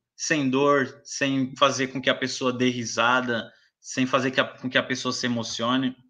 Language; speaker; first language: Portuguese; native; Portuguese